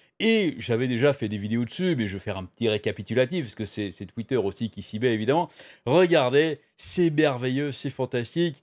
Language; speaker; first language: French; native; French